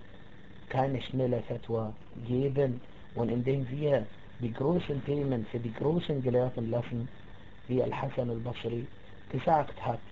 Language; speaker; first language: German; non-native, fluent; Arabic